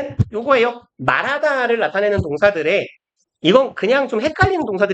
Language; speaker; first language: Korean; native; Korean